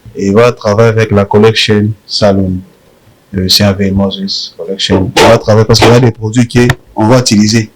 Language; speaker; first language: French; non-native, local second language; Rundi